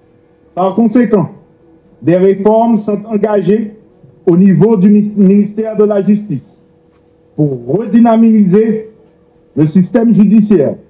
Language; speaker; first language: French; non-native, local second language; Haitian Creole